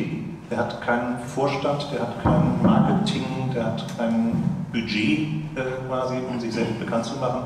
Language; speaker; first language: German; native; German